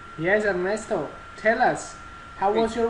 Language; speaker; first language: English; non-native, fluent; Spanish